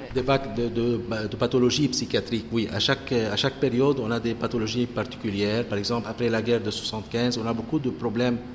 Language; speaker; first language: French; non-native, local second language; Arabic